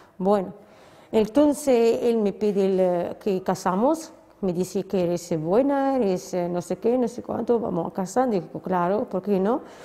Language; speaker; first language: Spanish; non-native, learner; Arabic